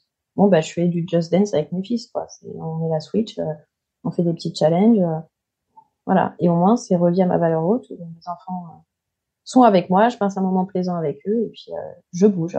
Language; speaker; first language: French; native; French